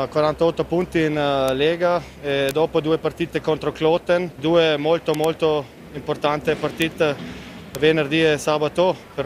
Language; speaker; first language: Italian; non-native, learner; German